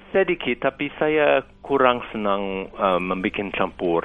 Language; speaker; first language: Indonesian; non-native, fluent; English